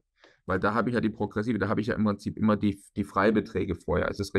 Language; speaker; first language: German; native; German